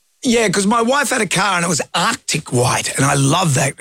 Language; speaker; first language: English; native; English